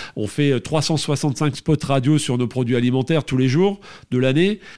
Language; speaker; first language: French; native; French